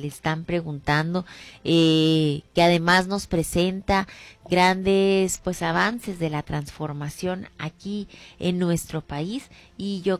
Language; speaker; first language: Spanish; native; Spanish